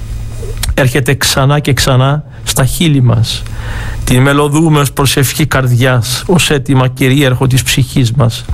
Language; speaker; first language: Greek; native; Greek